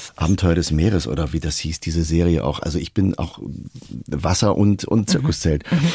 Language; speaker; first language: German; native; German